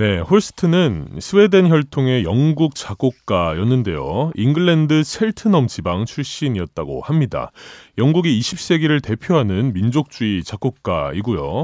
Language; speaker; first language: Korean; native; Korean